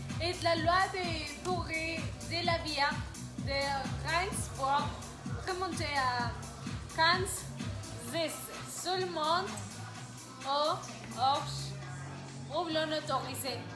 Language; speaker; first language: French; non-native, learner; Spanish